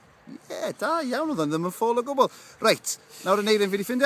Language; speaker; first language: Welsh; native; Welsh